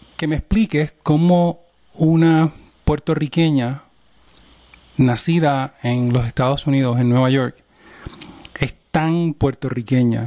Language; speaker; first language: Spanish; native; Spanish